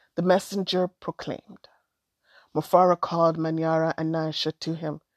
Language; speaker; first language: English; native; English